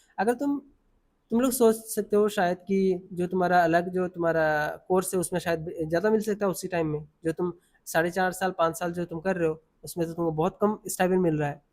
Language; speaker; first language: Hindi; non-native, local second language; Assamese